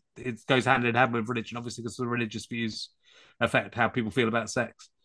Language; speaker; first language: English; native; English